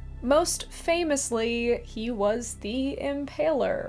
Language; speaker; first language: English; native; English